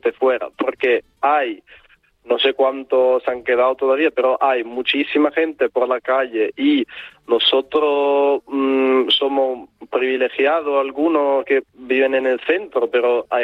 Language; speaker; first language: Spanish; non-native, fluent; Italian